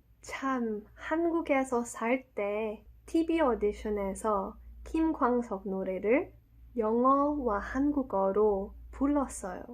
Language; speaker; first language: Korean; non-native, learner; English